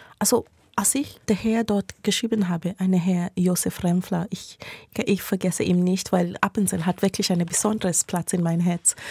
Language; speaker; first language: German; non-native, fluent; Swahili